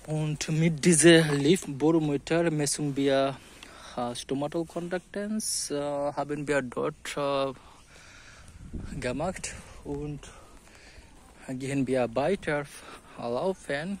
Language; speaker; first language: German; non-native, learner; Bangla